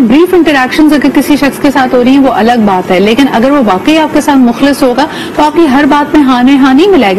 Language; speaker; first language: Urdu; native; Urdu